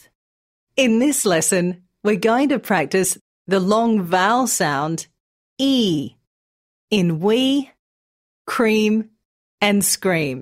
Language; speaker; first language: English; native; English